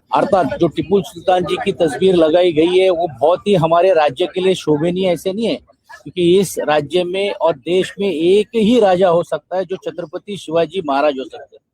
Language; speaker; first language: Hindi; non-native, local second language; Marathi